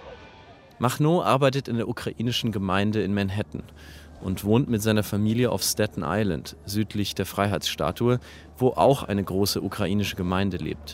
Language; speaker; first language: German; native; German